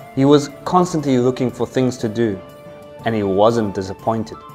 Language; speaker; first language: English; native; English